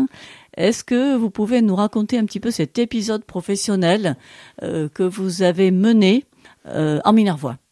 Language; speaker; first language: French; native; French